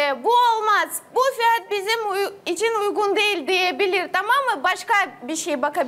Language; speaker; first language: Turkish; non-native, learner; Russian